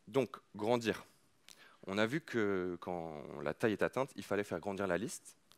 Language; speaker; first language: French; native; French